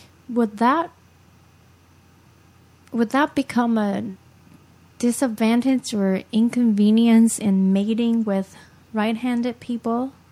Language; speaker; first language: English; early bilingual, other home language; Japanese